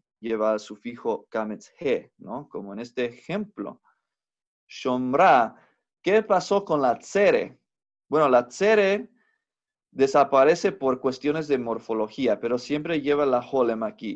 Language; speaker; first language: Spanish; non-native, fluent; English